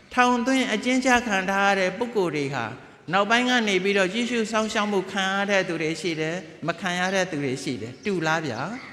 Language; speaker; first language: Burmese; native; Burmese